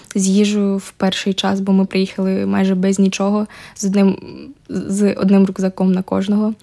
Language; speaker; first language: Ukrainian; native; Ukrainian